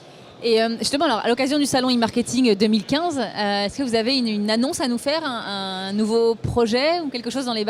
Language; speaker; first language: French; native; French